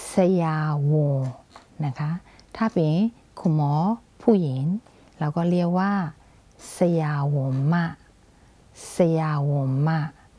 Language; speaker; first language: Thai; non-native, fluent; Burmese